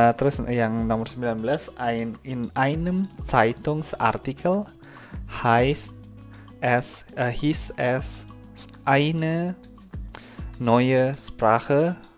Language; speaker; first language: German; non-native, fluent; Indonesian